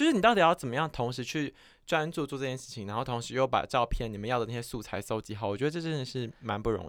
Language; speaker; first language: Chinese; native; Chinese